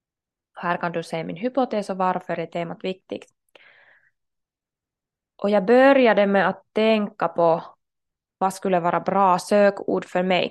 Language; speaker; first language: Swedish; non-native, local second language; Finnish